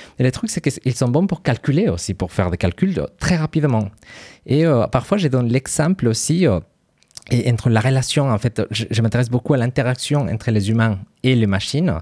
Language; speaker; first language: French; non-native, fluent; Spanish